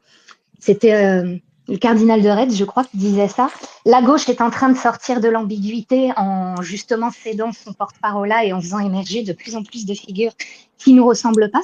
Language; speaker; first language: French; native; French